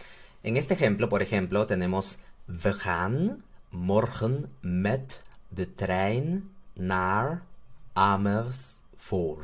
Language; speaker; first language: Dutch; non-native, fluent; Spanish